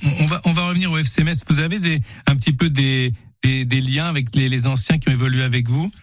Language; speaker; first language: French; native; French